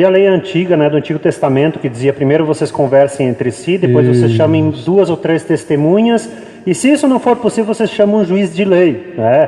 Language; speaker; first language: Portuguese; native; Portuguese